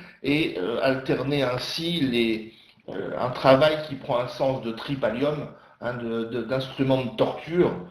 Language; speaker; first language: French; native; French